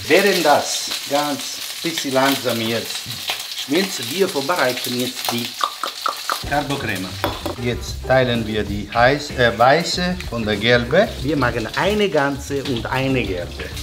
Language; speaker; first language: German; non-native, learner; Italian